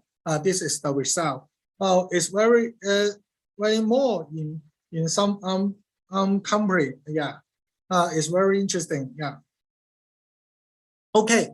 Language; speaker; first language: English; non-native, learner; Cantonese